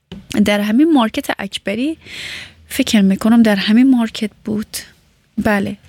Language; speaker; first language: Persian; native; Persian